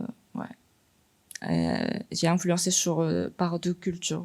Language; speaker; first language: French; non-native, fluent; Korean